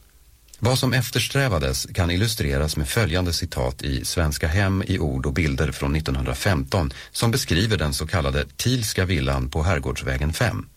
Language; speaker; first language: Swedish; native; Swedish